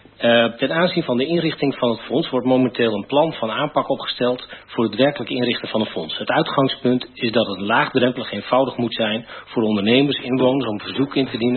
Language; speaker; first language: Dutch; native; Dutch